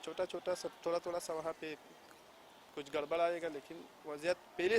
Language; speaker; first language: Hindi; non-native, learner; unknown